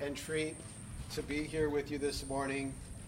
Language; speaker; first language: English; native; English